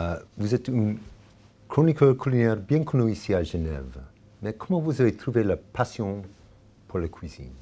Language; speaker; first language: French; non-native, fluent; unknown